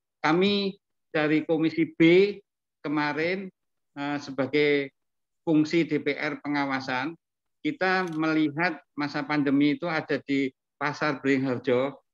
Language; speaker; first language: Indonesian; native; Indonesian